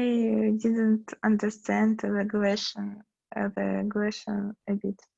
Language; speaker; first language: English; non-native, learner; Russian